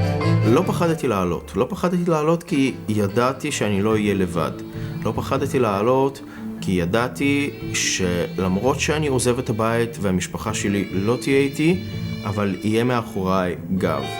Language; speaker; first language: Hebrew; non-native, fluent; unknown